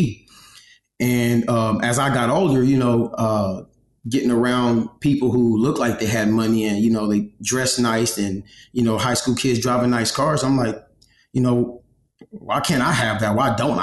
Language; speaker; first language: English; native; English